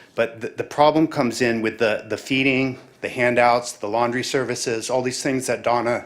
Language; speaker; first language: English; native; English